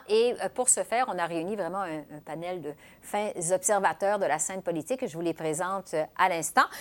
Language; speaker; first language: French; native; French